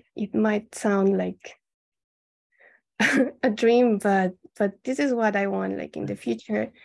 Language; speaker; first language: English; non-native, fluent; Spanish